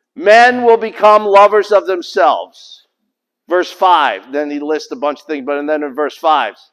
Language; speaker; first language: English; native; English